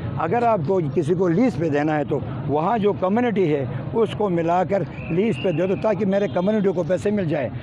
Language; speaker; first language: Urdu; non-native, local second language; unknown